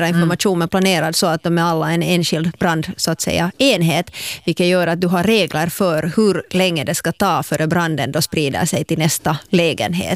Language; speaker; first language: Swedish; native; Swedish